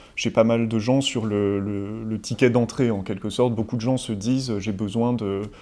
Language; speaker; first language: French; native; French